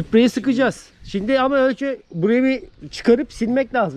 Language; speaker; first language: Turkish; native; Turkish